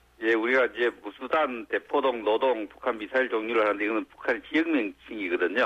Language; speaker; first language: Korean; native; Korean